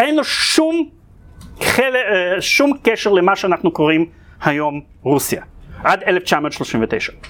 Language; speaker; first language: Hebrew; non-native, fluent; Russian